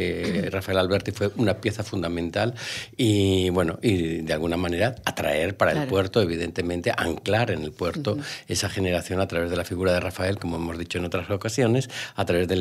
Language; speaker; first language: Spanish; native; Spanish